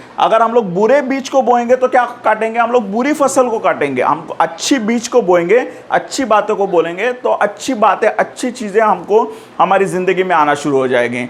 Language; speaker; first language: Hindi; non-native, local second language; Marathi